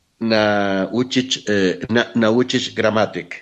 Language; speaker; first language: Polish; non-native, learner; Spanish